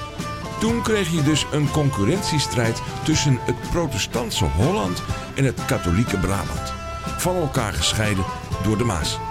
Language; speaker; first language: Dutch; native; Dutch